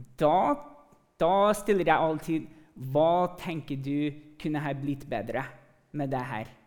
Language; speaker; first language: Norwegian; early bilingual, other home language; English